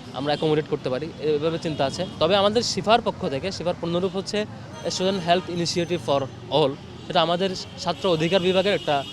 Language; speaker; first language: Bangla; native; Bangla